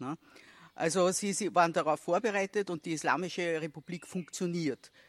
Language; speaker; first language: German; native; German